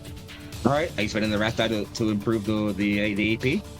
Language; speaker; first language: English; native; English